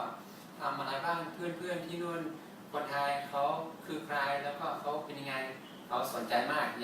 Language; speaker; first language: Thai; non-native, fluent; English